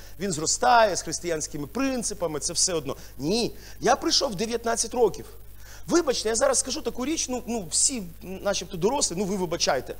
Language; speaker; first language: Ukrainian; non-native, local second language; Russian